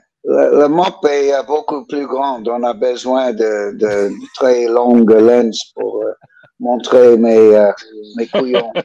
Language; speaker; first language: French; non-native, learner; English